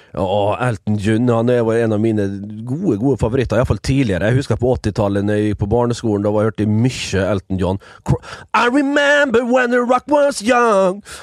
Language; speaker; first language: Norwegian; early bilingual, other home language; Dutch